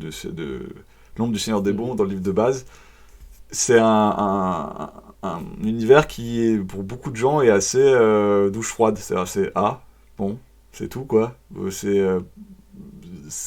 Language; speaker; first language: French; native; French